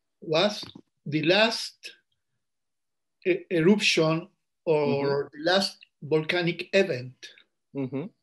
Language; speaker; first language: English; non-native, learner; Spanish